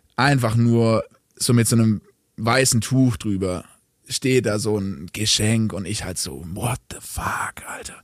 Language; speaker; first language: German; native; German